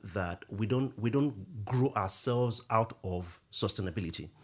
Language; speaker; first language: English; non-native, local second language; Yoruba